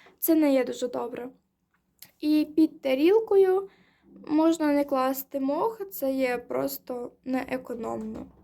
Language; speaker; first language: Ukrainian; non-native, local second language; Russian